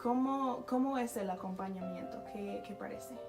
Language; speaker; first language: Spanish; non-native, fluent; English